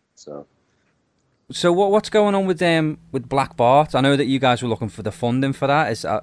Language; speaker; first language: English; native; English